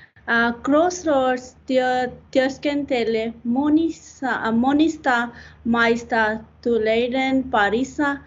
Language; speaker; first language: Finnish; non-native, learner; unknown